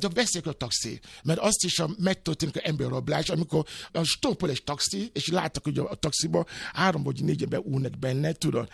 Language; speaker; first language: Hungarian; non-native, learner; Yoruba